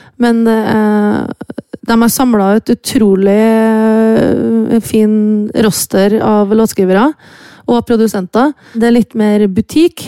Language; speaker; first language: Norwegian; native; Norwegian